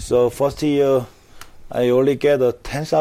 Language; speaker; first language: English; non-native, learner; Korean